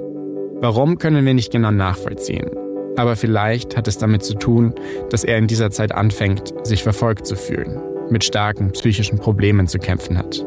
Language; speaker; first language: German; native; German